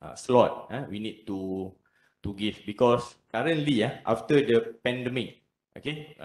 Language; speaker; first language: English; non-native, local second language; Malay